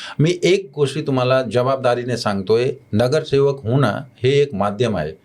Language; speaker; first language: Marathi; non-native, fluent; Hindi